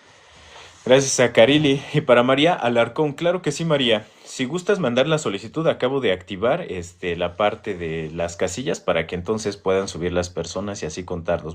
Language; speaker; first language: Spanish; native; Spanish